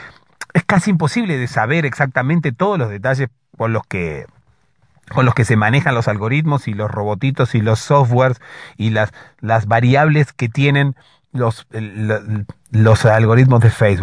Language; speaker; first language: Spanish; native; Spanish